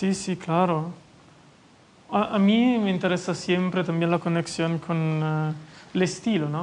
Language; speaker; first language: Spanish; non-native, fluent; Italian